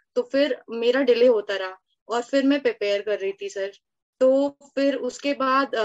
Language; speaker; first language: Hindi; native; Hindi